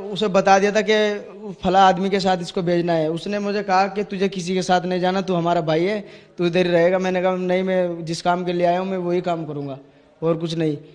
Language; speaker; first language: Hindi; native; Hindi